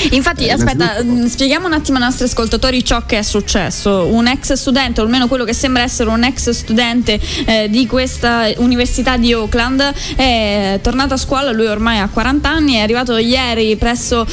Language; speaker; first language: Italian; native; Italian